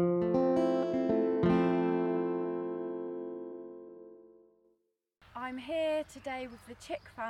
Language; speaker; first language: English; native; English